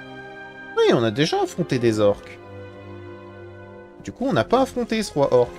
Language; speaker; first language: French; native; French